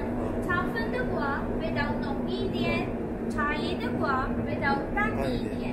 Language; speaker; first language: Chinese; non-native, learner; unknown